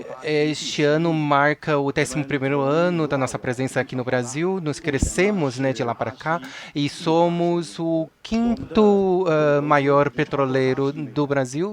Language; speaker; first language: Portuguese; non-native, fluent; Chinese